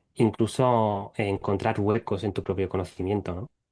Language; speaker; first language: Spanish; non-native, fluent; English